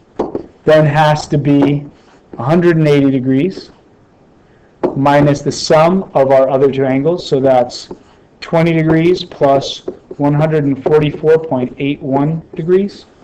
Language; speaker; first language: English; native; English